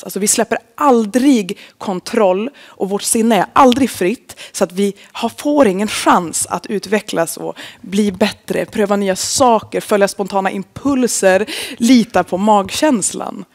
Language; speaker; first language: Swedish; native; Swedish